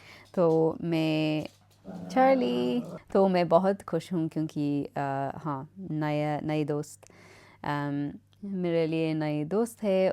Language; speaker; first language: Hindi; non-native, learner; English